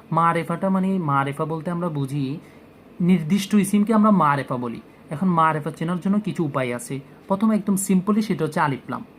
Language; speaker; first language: Bangla; native; Bangla